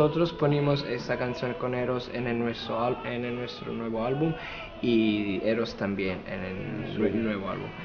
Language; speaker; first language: Spanish; non-native, learner; Italian